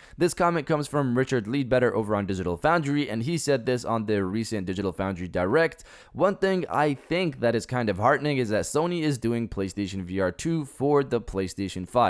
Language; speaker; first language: English; native; English